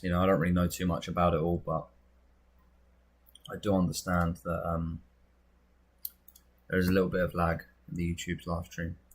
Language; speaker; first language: English; native; English